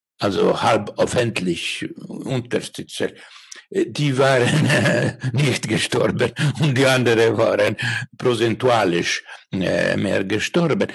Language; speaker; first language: German; non-native, learner; Finnish